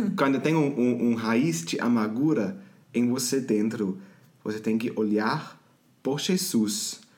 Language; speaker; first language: Portuguese; non-native, fluent; German